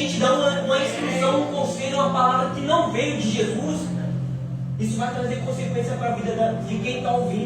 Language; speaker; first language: Portuguese; native; Portuguese